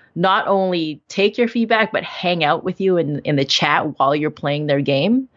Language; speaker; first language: English; native; English